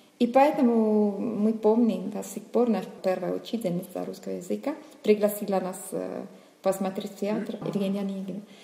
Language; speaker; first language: Russian; non-native, fluent; Italian